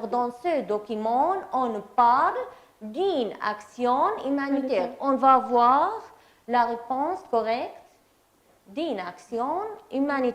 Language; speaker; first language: French; non-native, fluent; Arabic